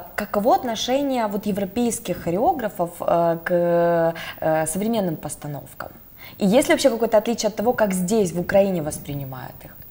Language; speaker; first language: Russian; native; Russian